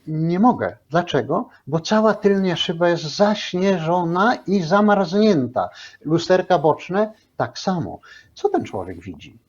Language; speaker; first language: Polish; native; Polish